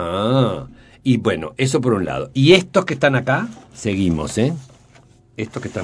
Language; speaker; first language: Spanish; native; Spanish